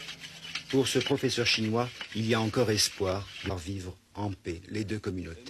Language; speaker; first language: French; native; French